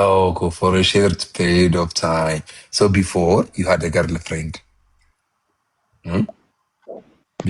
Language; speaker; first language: English; non-native, fluent; Amharic